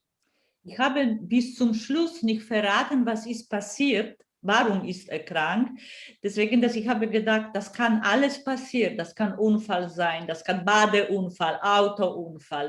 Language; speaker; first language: German; non-native, fluent; Polish